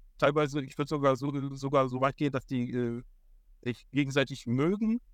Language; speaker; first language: German; early bilingual, other home language; Polish